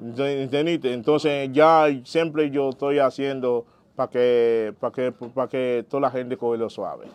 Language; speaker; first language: Spanish; non-native, learner; Haitian Creole